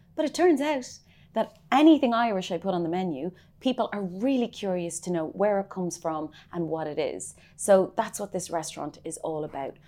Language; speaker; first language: English; native; English